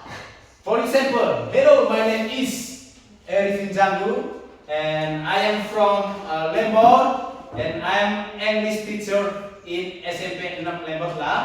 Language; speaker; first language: English; non-native, learner; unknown